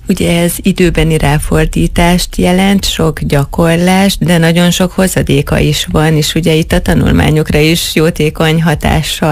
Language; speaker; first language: Hungarian; native; Hungarian